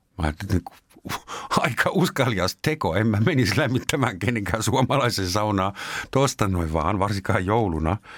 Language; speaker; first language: Finnish; non-native, fluent; German